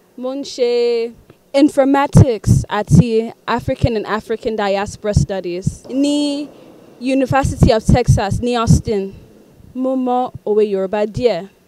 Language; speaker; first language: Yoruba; early bilingual, heritage; Yoruba